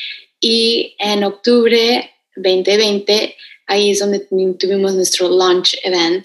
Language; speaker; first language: Spanish; early bilingual, heritage; Spanish